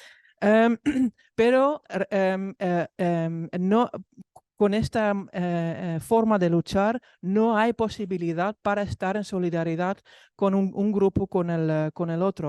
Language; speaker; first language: Spanish; non-native, fluent; Dutch